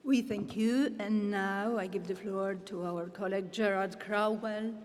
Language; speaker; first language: English; non-native, fluent; Romanian